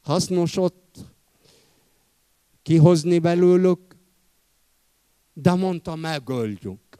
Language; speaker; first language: Hungarian; non-native, fluent; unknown